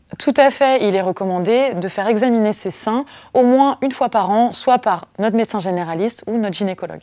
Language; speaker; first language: French; native; French